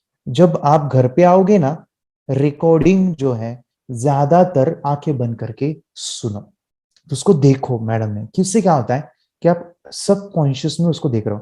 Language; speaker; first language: Hindi; native; Hindi